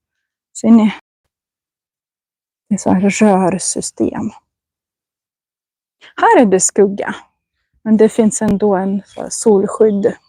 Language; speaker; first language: Swedish; non-native, fluent; Russian